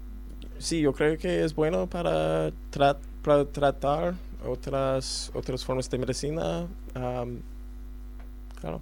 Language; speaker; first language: Spanish; non-native, learner; English